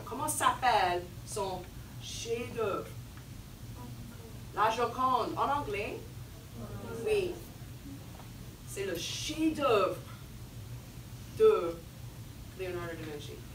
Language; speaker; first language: French; non-native, fluent; English